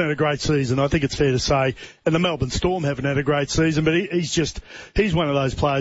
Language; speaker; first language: English; native; English